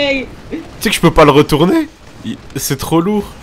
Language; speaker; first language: French; native; French